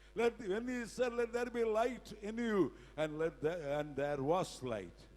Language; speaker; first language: English; non-native, local second language; Tamil